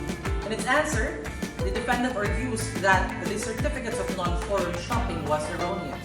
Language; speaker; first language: English; non-native, local second language; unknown